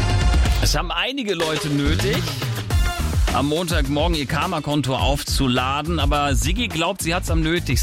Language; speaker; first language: German; native; German